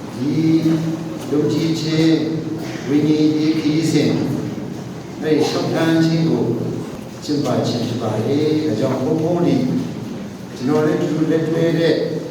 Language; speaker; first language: Burmese; non-native, local second language; Hakha Chin